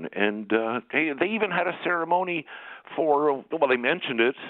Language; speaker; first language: English; native; English